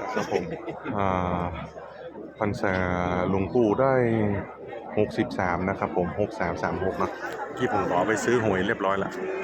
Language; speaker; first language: Thai; native; Thai